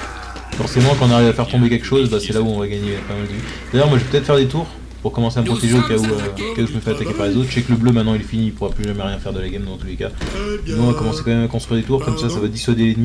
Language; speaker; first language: French; native; French